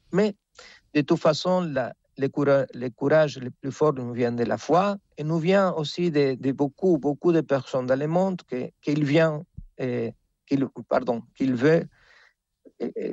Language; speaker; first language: French; non-native, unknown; Spanish